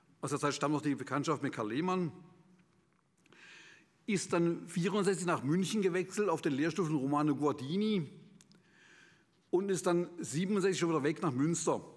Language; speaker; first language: German; native; German